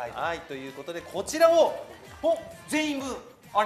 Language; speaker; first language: Japanese; native; Japanese